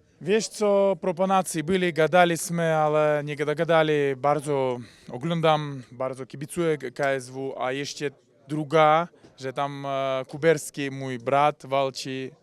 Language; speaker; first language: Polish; non-native, learner; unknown